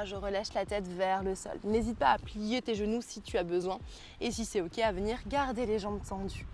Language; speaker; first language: French; native; French